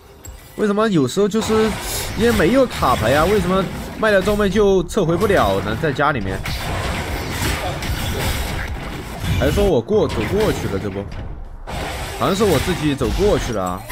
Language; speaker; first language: Chinese; native; Chinese